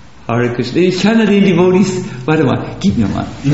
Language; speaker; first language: German; native; German